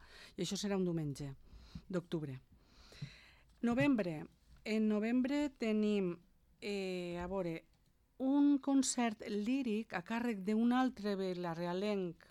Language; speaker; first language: Catalan; native; Catalan